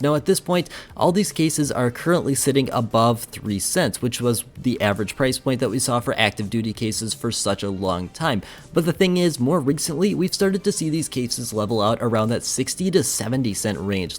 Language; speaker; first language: English; native; English